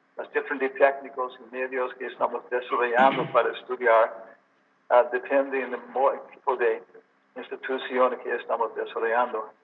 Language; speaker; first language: Spanish; non-native, learner; English